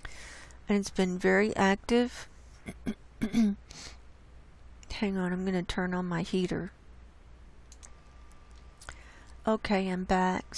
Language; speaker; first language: English; native; English